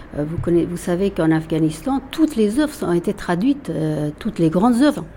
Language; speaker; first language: French; non-native, fluent; Persian